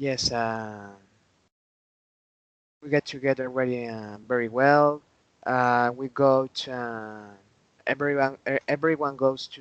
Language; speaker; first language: English; non-native, learner; Spanish